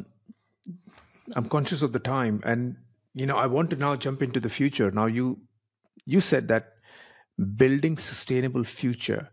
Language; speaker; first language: English; non-native, local second language; Hindi